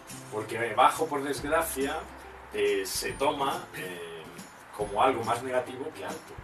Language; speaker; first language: Spanish; native; Spanish